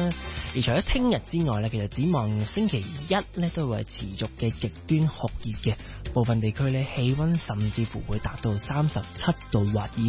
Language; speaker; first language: Cantonese; native; Cantonese